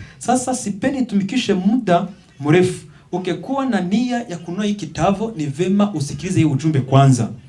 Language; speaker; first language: Swahili; non-native, local second language; Kinyarwanda